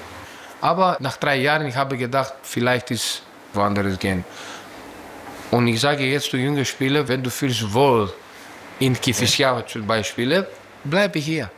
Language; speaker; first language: German; non-native, learner; Greek